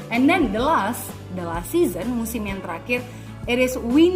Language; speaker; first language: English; non-native, fluent; Indonesian